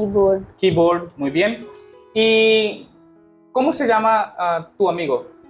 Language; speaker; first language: Spanish; non-native, learner; Hindi